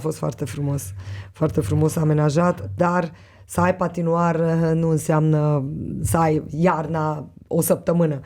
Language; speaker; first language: Romanian; non-native, local second language; Hungarian